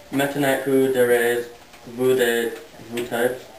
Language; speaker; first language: French; non-native, learner; English